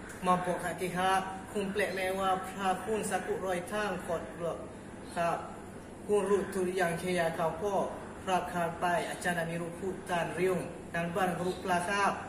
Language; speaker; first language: Thai; non-native, learner; Malay